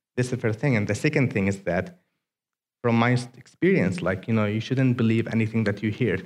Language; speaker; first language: English; non-native, fluent; Arabic